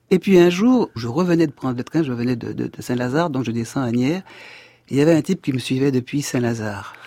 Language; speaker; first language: French; non-native, fluent; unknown